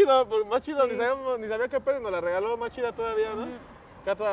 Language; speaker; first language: Spanish; native; Spanish